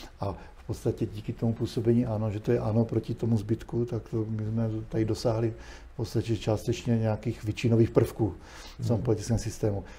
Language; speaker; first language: Czech; native; Czech